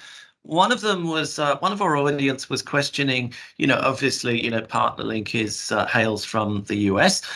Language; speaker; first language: English; native; English